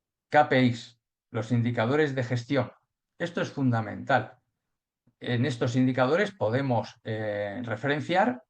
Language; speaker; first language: Spanish; native; Spanish